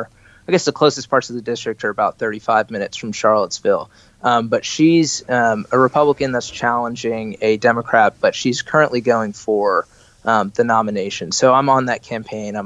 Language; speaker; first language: English; native; English